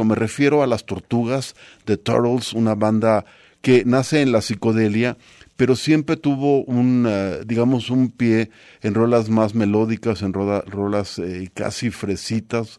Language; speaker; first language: Spanish; native; Spanish